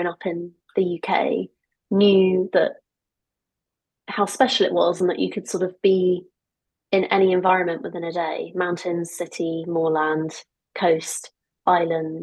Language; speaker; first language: English; native; English